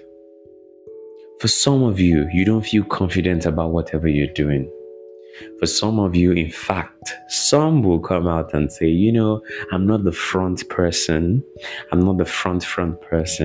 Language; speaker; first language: English; non-native, local second language; Yoruba